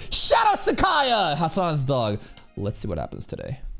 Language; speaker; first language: English; native; English